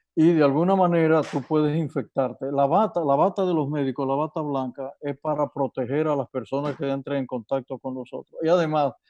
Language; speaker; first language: Spanish; native; Spanish